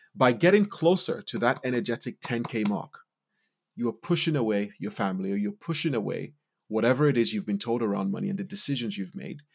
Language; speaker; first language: English; non-native, local second language; Yoruba